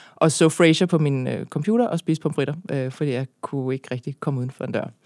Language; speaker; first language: Danish; native; Danish